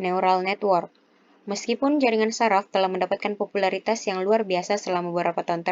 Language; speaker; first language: Indonesian; native; Indonesian